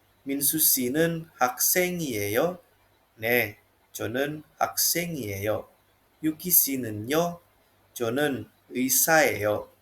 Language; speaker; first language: Korean; non-native, fluent; Indonesian